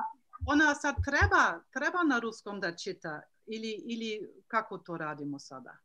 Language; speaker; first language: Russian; non-native, learner; Serbian